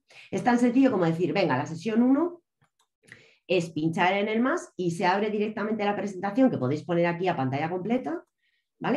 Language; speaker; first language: Spanish; native; Spanish